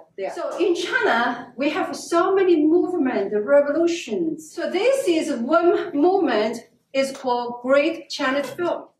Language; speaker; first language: English; non-native, learner; Chinese